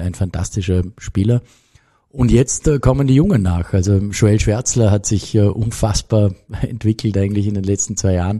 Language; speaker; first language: German; native; German